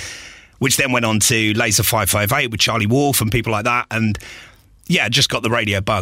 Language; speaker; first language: English; native; English